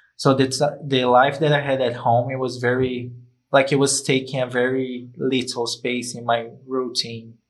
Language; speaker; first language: English; non-native, fluent; Portuguese